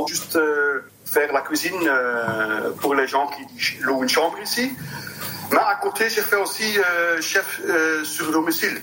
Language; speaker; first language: French; non-native, local second language; Dutch